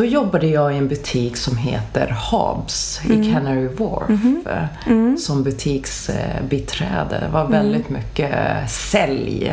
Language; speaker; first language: Swedish; early bilingual, other home language; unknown